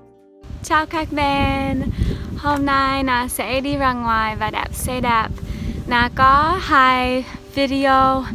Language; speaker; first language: Vietnamese; non-native, fluent; English